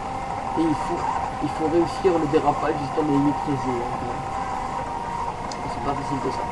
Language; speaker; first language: French; native; French